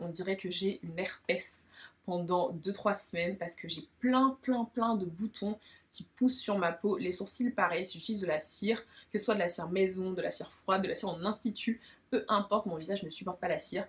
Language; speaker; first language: French; native; French